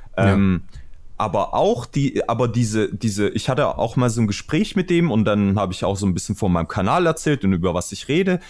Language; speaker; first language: German; early bilingual, other home language; Albanian